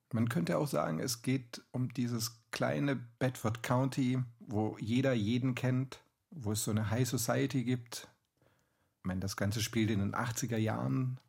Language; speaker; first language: German; native; German